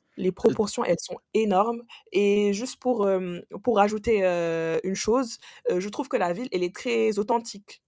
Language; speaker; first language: French; non-native, local second language; Wolof